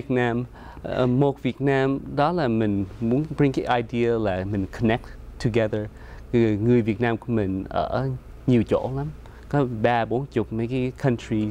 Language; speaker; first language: Vietnamese; early bilingual, other home language; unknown